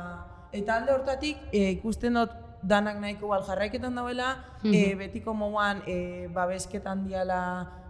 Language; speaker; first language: Basque; native; Basque